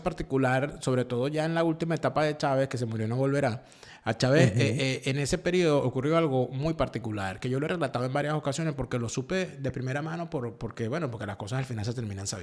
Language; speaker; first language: Spanish; native; Spanish